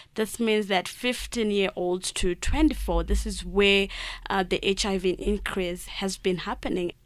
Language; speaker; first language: English; non-native, local second language; Shona